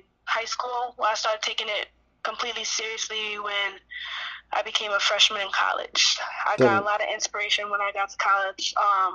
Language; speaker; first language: English; native; English